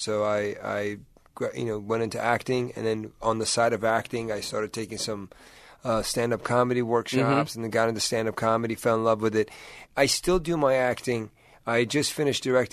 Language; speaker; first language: English; native; English